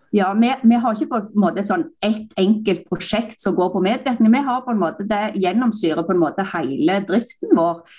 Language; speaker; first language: Norwegian; native; Norwegian